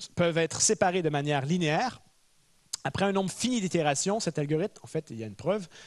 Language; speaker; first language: French; native; French